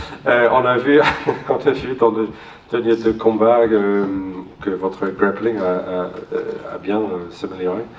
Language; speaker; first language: French; non-native, learner; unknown